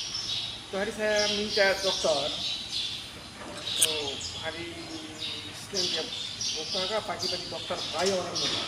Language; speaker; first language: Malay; non-native, learner; Bangla